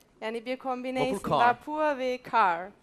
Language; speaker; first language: Turkish; early bilingual, heritage; German